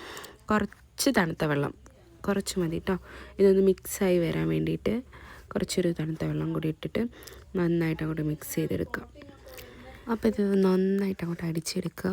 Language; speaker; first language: Malayalam; native; Malayalam